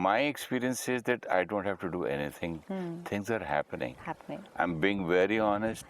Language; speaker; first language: English; non-native, local second language; Hindi